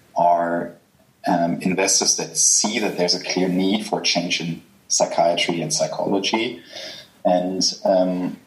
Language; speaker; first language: English; non-native, fluent; German